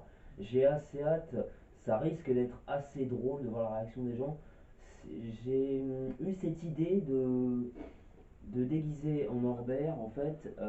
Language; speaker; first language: French; native; French